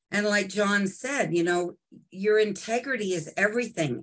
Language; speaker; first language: English; native; English